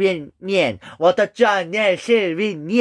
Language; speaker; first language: Chinese; non-native, learner; Korean